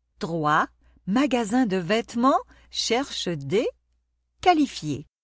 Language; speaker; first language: French; non-native, local second language; Arabic